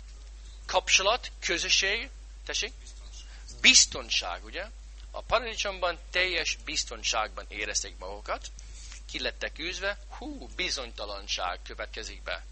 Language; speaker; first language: Hungarian; non-native, fluent; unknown